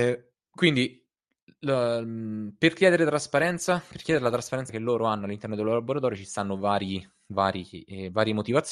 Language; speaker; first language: Italian; native; Italian